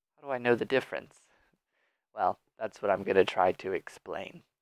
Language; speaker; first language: English; native; English